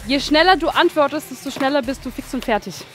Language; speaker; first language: German; native; German